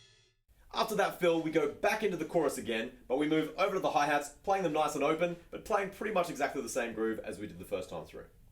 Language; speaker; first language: English; native; English